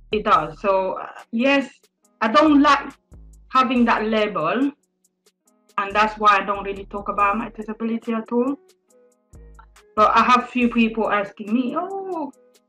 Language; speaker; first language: English; non-native, local second language; French